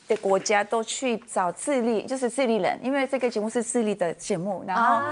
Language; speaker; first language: Chinese; non-native, fluent; Spanish